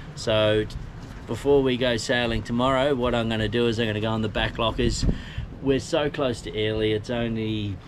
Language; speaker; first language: English; native; English